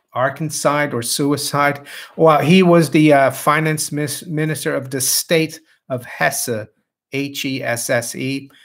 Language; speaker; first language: English; non-native, fluent; Portuguese